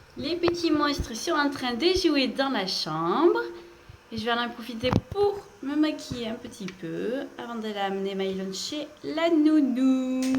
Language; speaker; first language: French; native; French